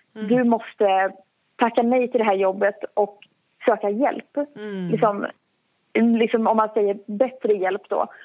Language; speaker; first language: Swedish; native; Swedish